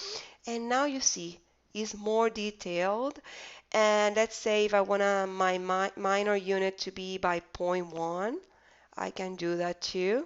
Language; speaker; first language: English; non-native, fluent; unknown